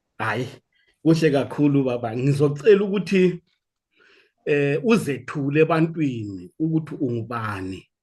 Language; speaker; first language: Zulu; native; Zulu